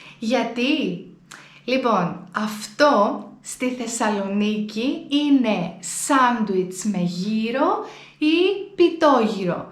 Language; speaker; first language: Greek; native; Greek